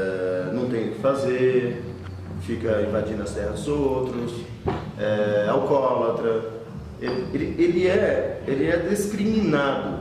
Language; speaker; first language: Portuguese; native; Portuguese